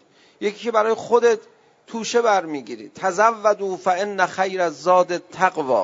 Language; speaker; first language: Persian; native; Persian